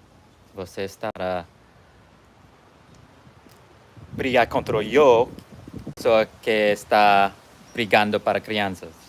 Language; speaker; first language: Portuguese; non-native, learner; English